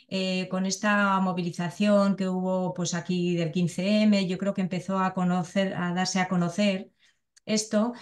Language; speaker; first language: Spanish; native; Spanish